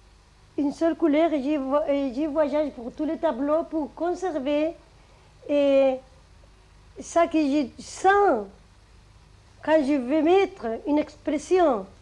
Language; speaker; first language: French; non-native, fluent; Spanish